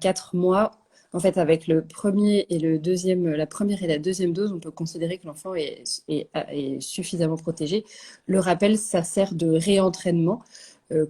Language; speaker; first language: French; native; French